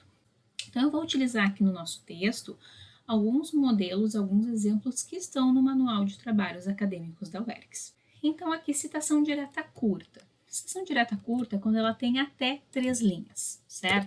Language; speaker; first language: Portuguese; native; Portuguese